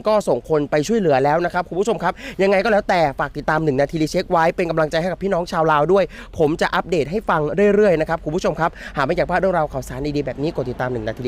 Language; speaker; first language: Thai; native; Thai